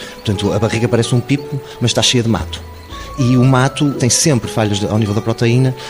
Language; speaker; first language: Portuguese; native; Portuguese